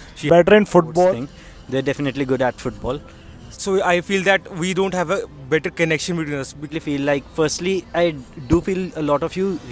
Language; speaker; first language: English; non-native, local second language; Punjabi